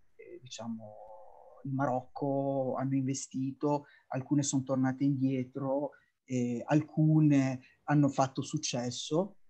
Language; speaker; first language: Italian; native; Italian